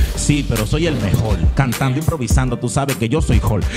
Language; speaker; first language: Spanish; native; Spanish